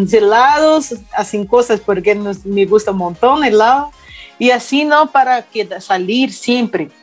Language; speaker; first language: Spanish; non-native, learner; Portuguese